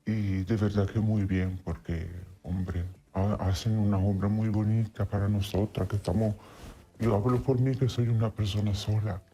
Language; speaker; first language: Spanish; non-native, fluent; Italian